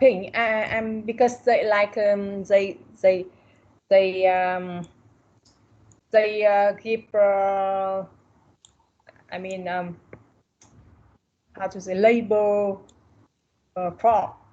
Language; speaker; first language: English; non-native, learner; Vietnamese